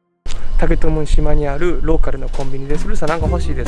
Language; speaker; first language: Japanese; native; Japanese